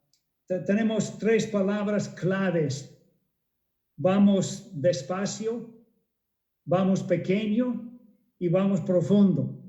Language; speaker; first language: Spanish; non-native, fluent; English